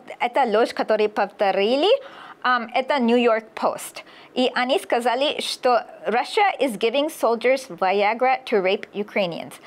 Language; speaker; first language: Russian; non-native, learner; English